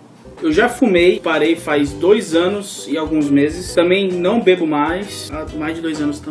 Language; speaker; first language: Portuguese; native; Portuguese